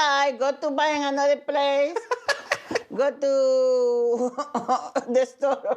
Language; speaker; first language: English; non-native, learner; Spanish